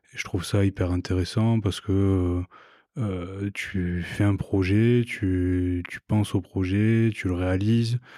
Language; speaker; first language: French; native; French